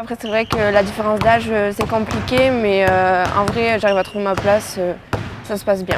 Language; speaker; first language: French; native; French